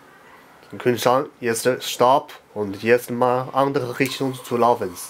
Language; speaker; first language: German; non-native, learner; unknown